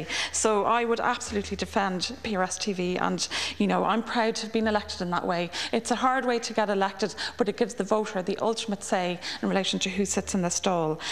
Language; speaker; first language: English; native; English